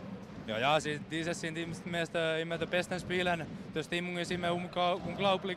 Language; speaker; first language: German; non-native, learner; Finnish